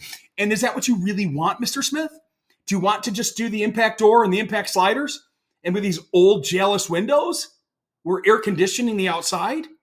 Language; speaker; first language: English; native; English